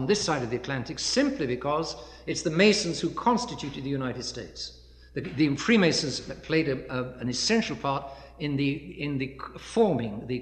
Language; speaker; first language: English; native; English